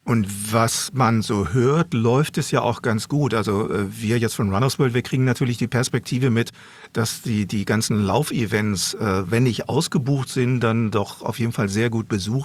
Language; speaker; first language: German; native; German